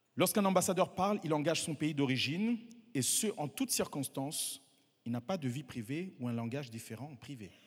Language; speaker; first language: French; non-native, local second language; Kinyarwanda